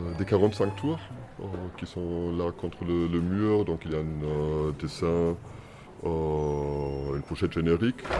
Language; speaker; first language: French; non-native, fluent; German